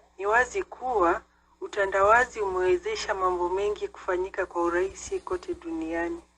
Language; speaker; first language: Swahili; non-native, local second language; Kikuyu